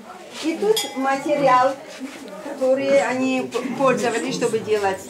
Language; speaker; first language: Russian; non-native, fluent; Albanian